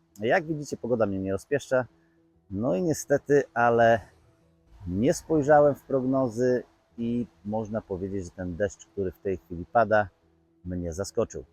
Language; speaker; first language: Polish; native; Polish